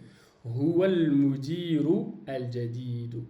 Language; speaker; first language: Arabic; non-native, fluent; French